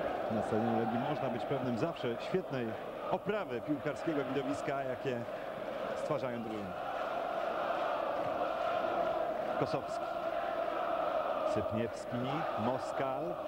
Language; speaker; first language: Polish; native; Polish